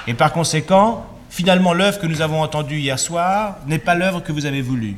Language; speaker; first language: French; native; French